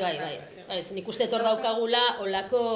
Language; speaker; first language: Basque; native; Basque